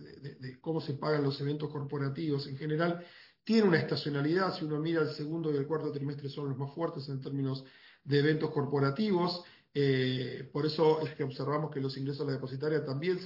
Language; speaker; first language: Spanish; native; Spanish